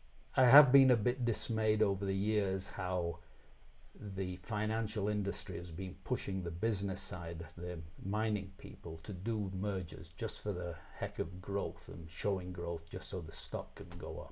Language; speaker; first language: English; native; English